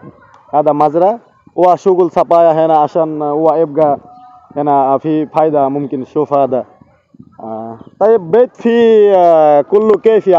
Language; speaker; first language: Arabic; non-native, learner; Bangla